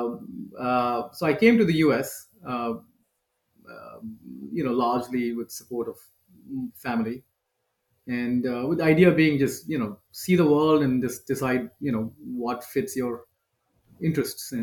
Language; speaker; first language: English; non-native, local second language; Hindi